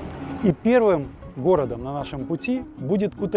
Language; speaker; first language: Russian; native; Russian